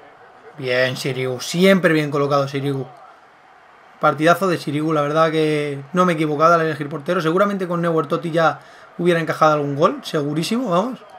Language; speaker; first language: Spanish; native; Spanish